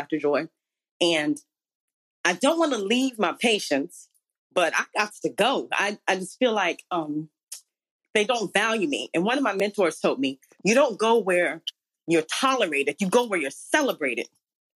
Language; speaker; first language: English; native; English